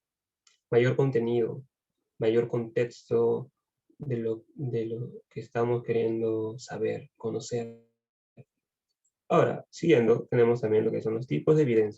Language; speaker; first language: Spanish; native; Spanish